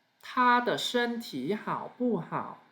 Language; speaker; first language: Chinese; non-native, fluent; Thai